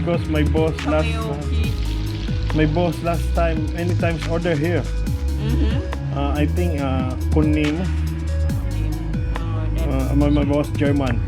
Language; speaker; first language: English; non-native, local second language; Filipino